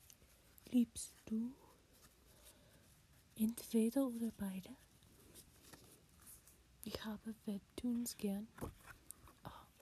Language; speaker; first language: German; non-native, learner; English